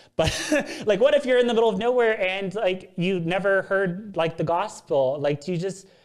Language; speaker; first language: English; native; English